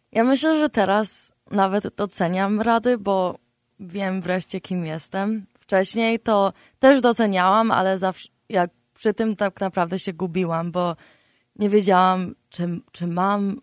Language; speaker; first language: Polish; early bilingual, heritage; Polish